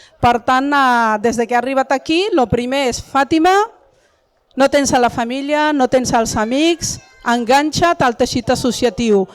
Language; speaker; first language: Catalan; non-native, fluent; Arabic